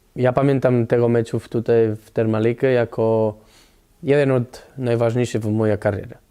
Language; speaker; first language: Polish; non-native, learner; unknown